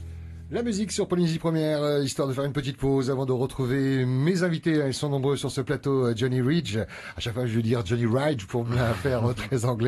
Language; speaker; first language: French; native; French